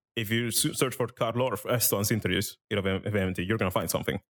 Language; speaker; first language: English; non-native, fluent; Italian